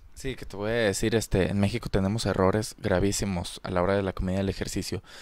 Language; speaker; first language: Spanish; native; Spanish